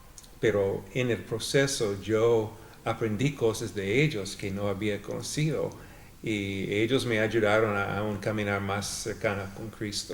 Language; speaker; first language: Spanish; non-native, fluent; English